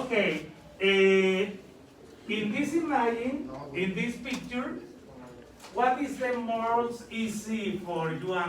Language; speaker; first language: English; non-native, learner; Spanish